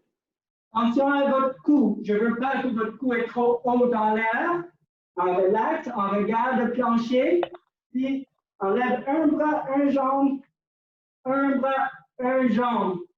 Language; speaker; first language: French; non-native, local second language; English